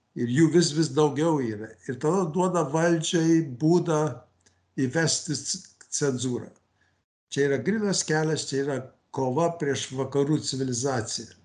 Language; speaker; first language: Lithuanian; early bilingual, heritage; Lithuanian